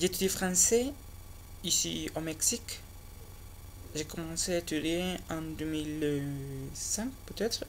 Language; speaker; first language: French; non-native, learner; Spanish